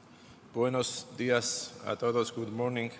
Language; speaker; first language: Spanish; non-native, fluent; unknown